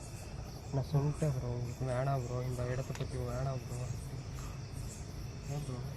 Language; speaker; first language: Tamil; non-native, local second language; Kannada